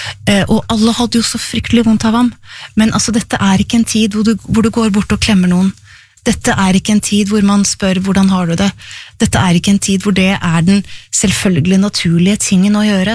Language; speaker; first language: Norwegian; native; Norwegian